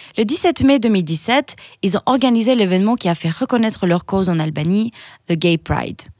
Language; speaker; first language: French; non-native, fluent; Albanian